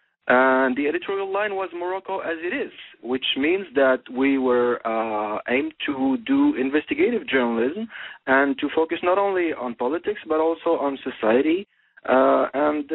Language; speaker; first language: English; non-native, fluent; Arabic